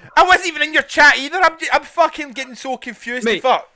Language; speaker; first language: English; native; English